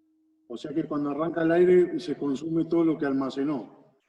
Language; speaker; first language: Spanish; native; Spanish